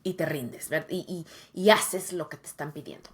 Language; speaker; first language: Spanish; early bilingual, heritage; Spanish